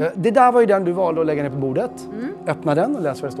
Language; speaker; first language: Swedish; native; Swedish